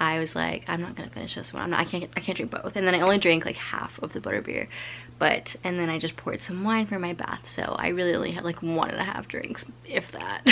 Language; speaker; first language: English; native; English